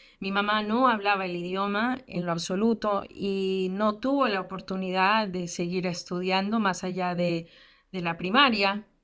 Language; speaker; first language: Spanish; early bilingual, heritage; Spanish